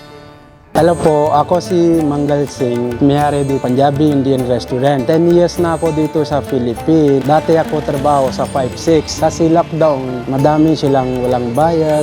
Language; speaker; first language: Filipino; non-native, learner; Punjabi